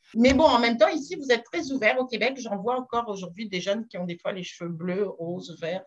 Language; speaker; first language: French; native; French